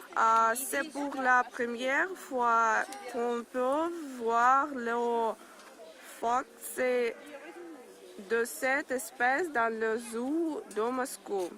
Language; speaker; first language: French; non-native, learner; Russian